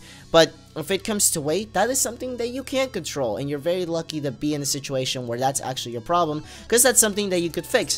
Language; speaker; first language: English; native; English